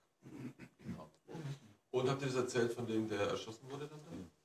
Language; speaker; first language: German; native; German